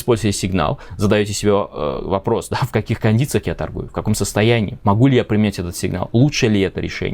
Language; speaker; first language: Russian; native; Russian